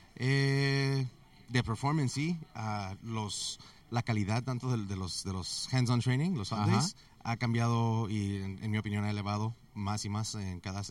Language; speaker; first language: Spanish; early bilingual, heritage; Spanish